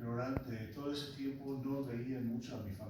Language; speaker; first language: Spanish; non-native, local second language; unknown